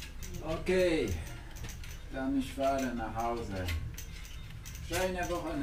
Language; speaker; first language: German; non-native, learner; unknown